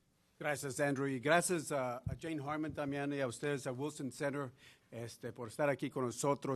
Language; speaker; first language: Spanish; early bilingual, heritage; Spanish